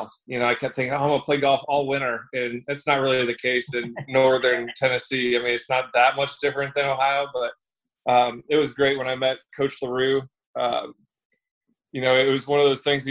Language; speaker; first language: English; native; English